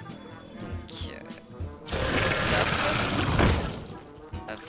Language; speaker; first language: French; native; French